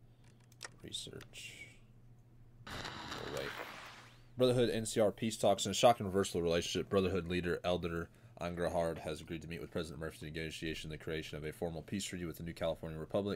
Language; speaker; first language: English; native; English